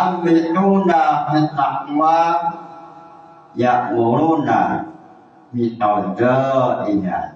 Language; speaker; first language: Arabic; non-native, fluent; Indonesian